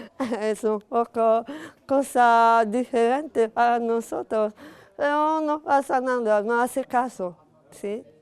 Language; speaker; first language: Spanish; non-native, fluent; Arabic